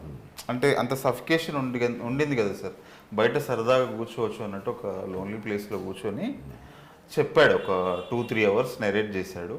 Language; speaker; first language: Telugu; native; Telugu